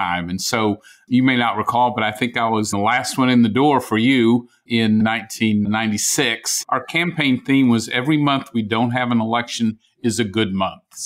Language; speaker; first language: English; native; English